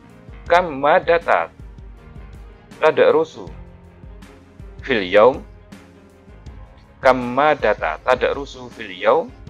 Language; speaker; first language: Arabic; non-native, fluent; Indonesian